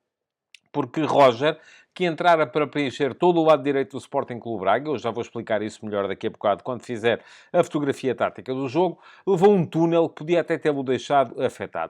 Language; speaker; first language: Portuguese; native; Portuguese